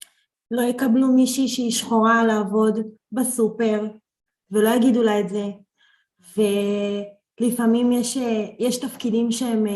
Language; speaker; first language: Hebrew; early bilingual, other home language; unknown